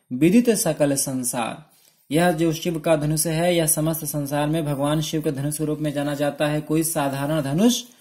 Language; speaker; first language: Hindi; native; Hindi